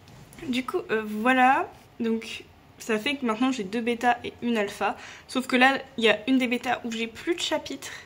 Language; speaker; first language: French; native; French